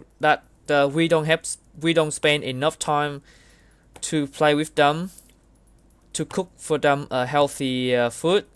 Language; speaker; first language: English; non-native, learner; Vietnamese